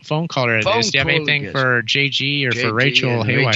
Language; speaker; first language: English; native; English